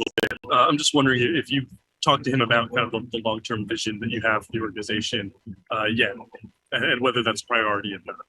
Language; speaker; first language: English; native; English